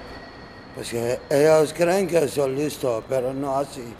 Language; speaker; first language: Spanish; non-native, learner; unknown